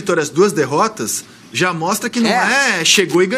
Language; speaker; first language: Portuguese; native; Portuguese